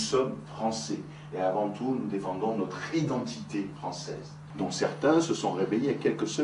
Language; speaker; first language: French; native; French